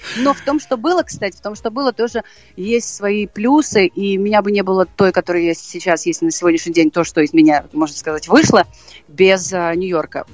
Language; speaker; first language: Russian; native; Russian